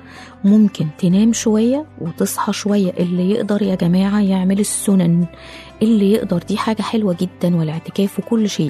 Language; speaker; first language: Arabic; native; Arabic